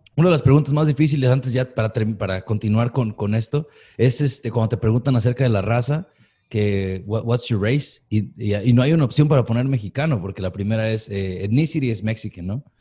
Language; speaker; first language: Spanish; native; Spanish